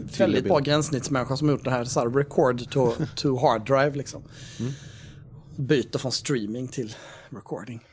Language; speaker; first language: Swedish; native; Swedish